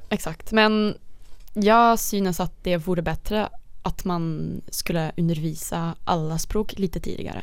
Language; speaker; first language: Swedish; non-native, learner; Dutch